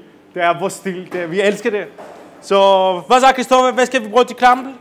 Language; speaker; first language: Danish; non-native, fluent; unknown